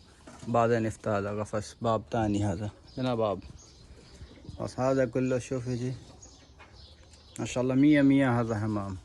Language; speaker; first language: Arabic; non-native, learner; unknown